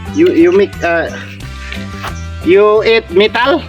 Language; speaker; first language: English; non-native, local second language; Filipino